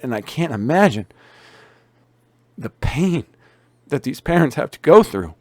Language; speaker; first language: English; native; English